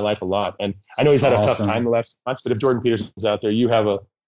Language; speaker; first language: English; native; English